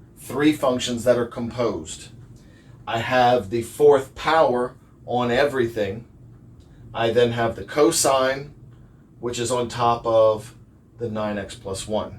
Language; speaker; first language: English; native; English